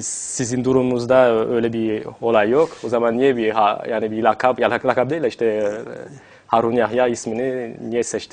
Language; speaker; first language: Turkish; non-native, fluent; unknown